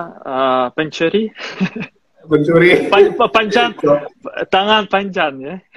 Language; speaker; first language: Indonesian; non-native, fluent; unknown